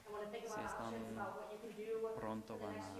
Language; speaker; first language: Spanish; non-native, fluent; English